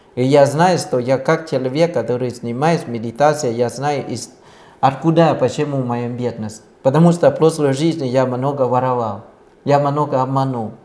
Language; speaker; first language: Russian; non-native, fluent; Thai